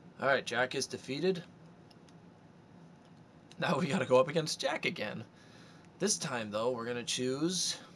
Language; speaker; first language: English; native; English